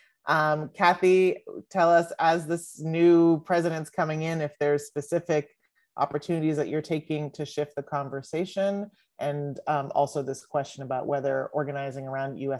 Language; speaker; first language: English; native; English